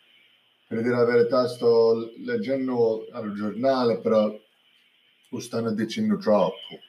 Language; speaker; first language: Italian; early bilingual, heritage; English